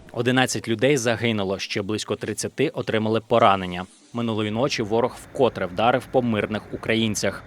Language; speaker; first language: Ukrainian; native; Ukrainian